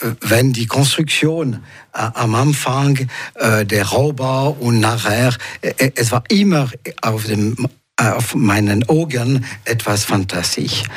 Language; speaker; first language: German; non-native, local second language; French